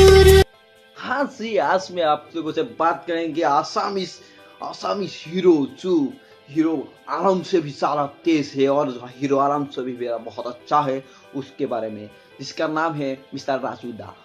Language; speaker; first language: Hindi; non-native, local second language; Assamese